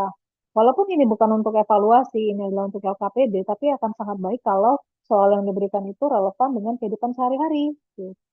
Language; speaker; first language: Indonesian; native; Indonesian